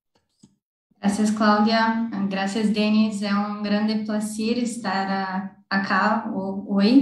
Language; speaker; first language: Spanish; non-native, learner; Portuguese